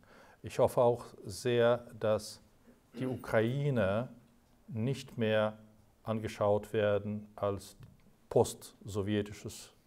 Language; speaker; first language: German; non-native, fluent; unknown